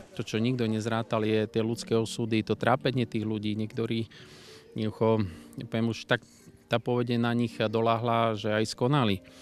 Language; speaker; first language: Slovak; native; Slovak